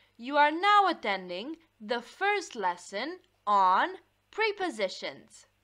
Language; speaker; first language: English; non-native, fluent; Romanian